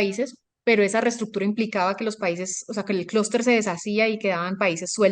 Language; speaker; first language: Spanish; native; Spanish